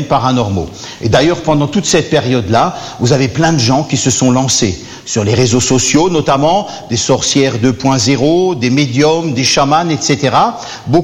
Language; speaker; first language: French; native; French